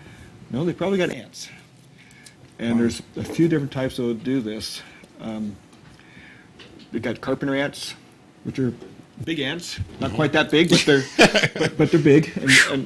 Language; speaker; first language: English; native; English